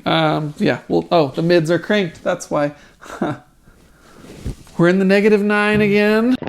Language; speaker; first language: English; native; English